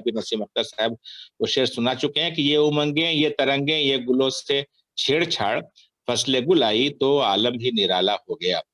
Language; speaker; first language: Urdu; native; Urdu